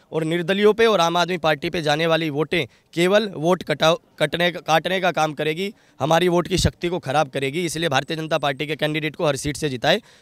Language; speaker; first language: Hindi; native; Hindi